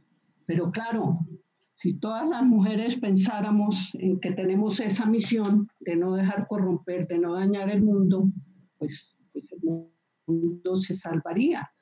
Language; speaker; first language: Spanish; native; Spanish